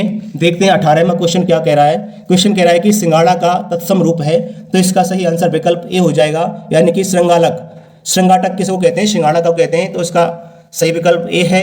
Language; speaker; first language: Hindi; native; Hindi